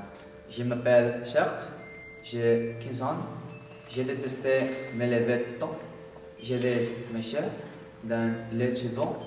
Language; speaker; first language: French; non-native, learner; Spanish